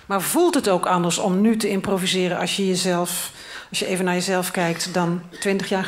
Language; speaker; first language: Dutch; native; Dutch